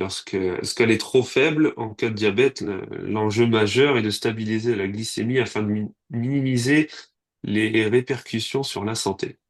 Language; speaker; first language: French; native; French